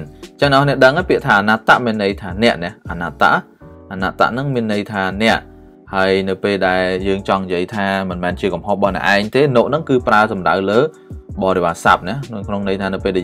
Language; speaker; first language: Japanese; non-native, learner; Khmer